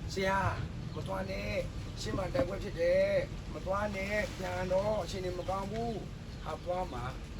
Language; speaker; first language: Burmese; non-native, local second language; S'gaw Karen